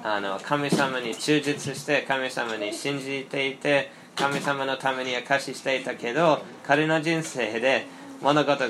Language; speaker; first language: Japanese; non-native, fluent; English